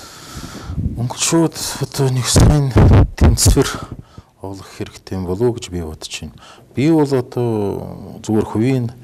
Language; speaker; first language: Mongolian; non-native, fluent; Russian